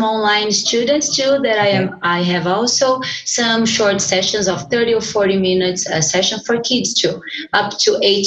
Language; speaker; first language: English; non-native, fluent; Portuguese